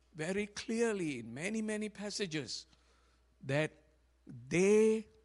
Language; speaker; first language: English; non-native, local second language; Tamil